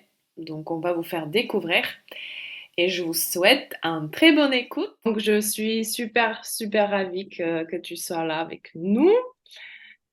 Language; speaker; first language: French; non-native, fluent; Slovak